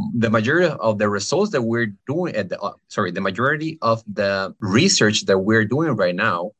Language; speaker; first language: English; non-native, fluent; Spanish